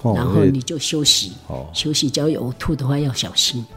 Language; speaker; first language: Min Nan Chinese; non-native, local second language; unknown